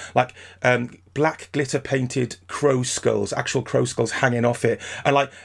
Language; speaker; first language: English; native; English